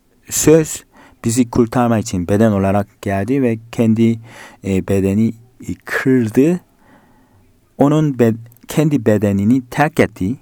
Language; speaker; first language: Turkish; non-native, fluent; Korean